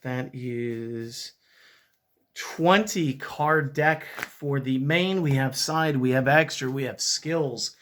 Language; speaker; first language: English; native; English